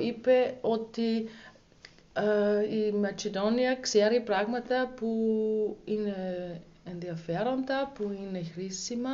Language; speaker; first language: Greek; non-native, learner; German